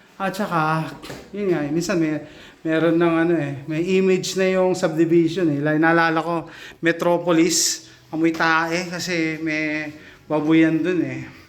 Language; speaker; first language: Filipino; native; Filipino